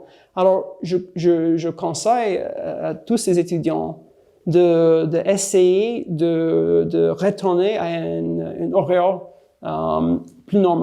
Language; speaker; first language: French; non-native, fluent; English